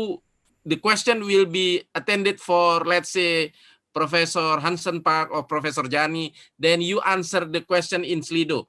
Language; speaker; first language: English; non-native, fluent; Indonesian